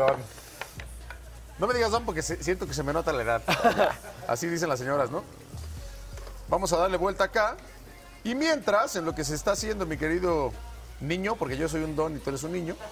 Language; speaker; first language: Spanish; native; Spanish